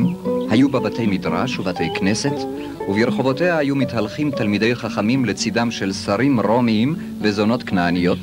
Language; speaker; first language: Hebrew; native; Hebrew